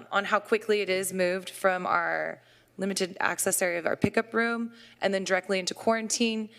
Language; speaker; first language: English; native; English